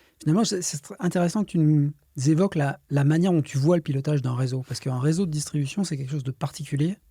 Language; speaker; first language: French; native; French